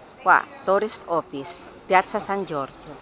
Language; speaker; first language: Italian; non-native, learner; Filipino